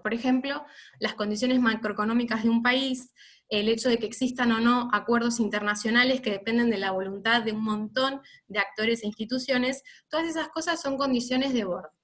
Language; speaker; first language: Spanish; native; Spanish